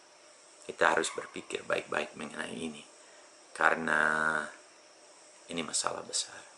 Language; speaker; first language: Indonesian; non-native, fluent; English